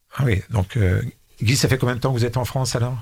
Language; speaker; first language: French; native; French